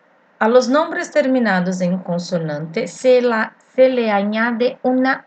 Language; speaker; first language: Spanish; non-native, fluent; Portuguese